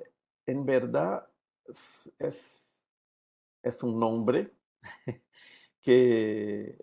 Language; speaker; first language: Spanish; non-native, learner; Portuguese